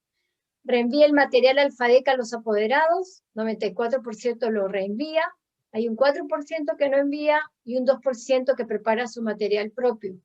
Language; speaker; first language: Spanish; native; Spanish